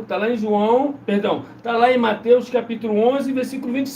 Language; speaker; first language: Portuguese; native; Portuguese